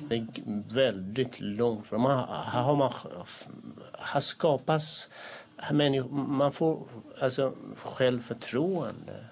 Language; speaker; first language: Swedish; non-native, fluent; Kurdish